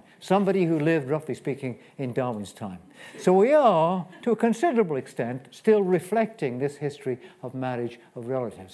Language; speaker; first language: English; native; English